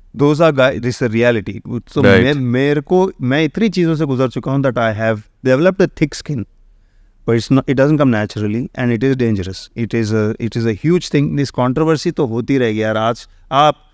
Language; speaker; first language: Hindi; native; Hindi